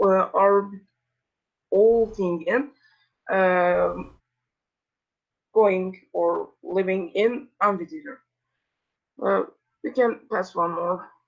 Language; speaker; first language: English; non-native, learner; Turkish